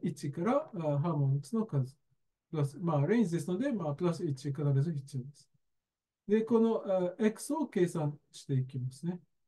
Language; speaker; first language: Japanese; native; Japanese